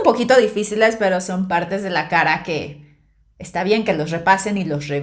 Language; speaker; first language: Spanish; native; Spanish